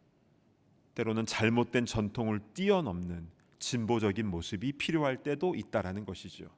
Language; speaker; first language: Korean; native; Korean